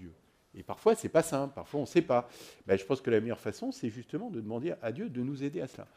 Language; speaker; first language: French; native; French